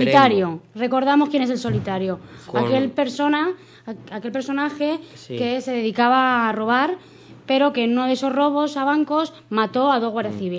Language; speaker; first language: Spanish; native; Spanish